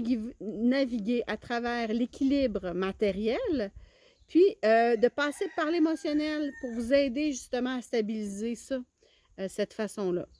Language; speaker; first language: French; native; French